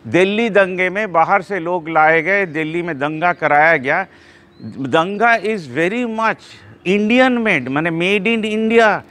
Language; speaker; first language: Hindi; non-native, local second language; Bangla